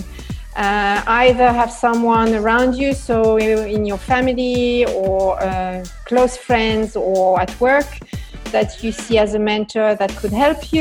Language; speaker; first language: English; non-native, fluent; French